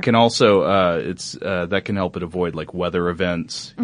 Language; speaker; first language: English; native; English